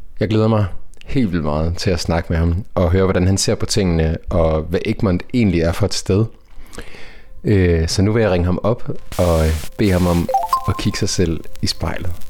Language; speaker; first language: Danish; native; Danish